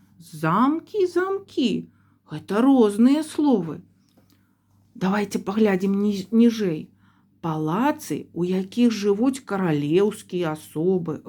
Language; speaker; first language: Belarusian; non-native, local second language; Russian